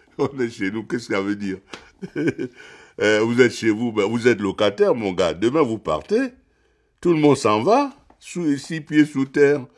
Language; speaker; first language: French; non-native, local second language; Duala